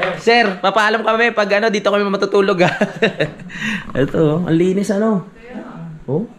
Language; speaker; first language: Filipino; native; Filipino